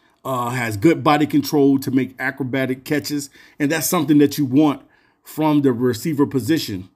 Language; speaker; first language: English; native; English